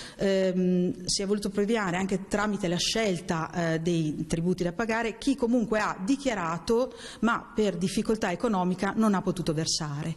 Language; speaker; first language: Italian; native; Italian